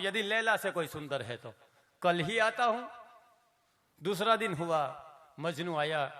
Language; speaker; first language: Hindi; non-native, local second language; Gujarati